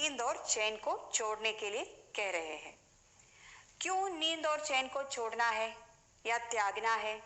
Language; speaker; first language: Hindi; non-native, local second language; Malayalam